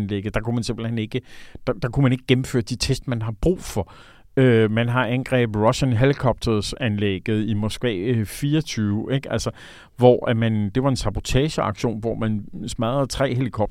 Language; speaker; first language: Danish; native; Danish